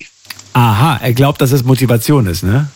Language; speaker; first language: German; native; German